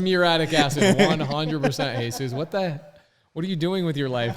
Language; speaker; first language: English; native; English